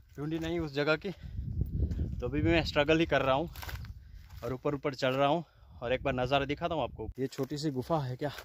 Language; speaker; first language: Hindi; non-native, local second language; Kachhi